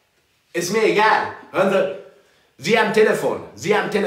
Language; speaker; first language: German; native; German